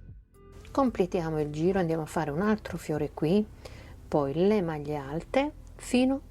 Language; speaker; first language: Italian; native; Italian